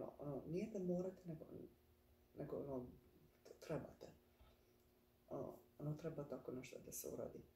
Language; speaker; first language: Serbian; early bilingual, heritage; Bosnian